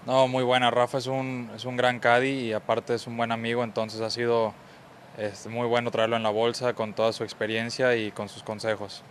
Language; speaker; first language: Spanish; native; Spanish